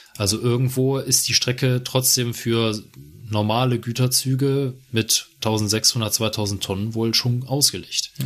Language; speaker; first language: German; native; German